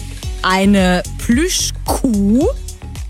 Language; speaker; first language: German; native; German